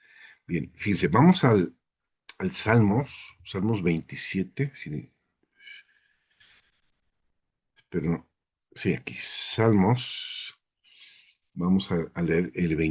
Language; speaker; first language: Spanish; native; Spanish